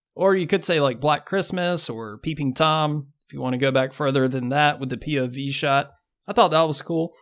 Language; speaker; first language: English; native; English